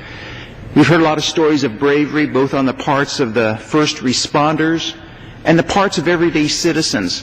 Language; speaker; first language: English; native; English